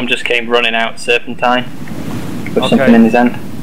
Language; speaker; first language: English; native; English